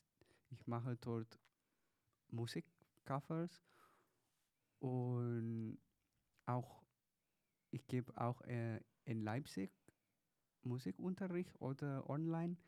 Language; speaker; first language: German; non-native, learner; Chinese